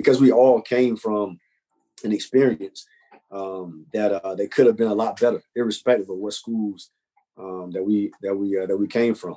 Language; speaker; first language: English; native; English